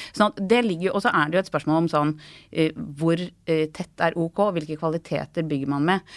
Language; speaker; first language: Norwegian; native; Norwegian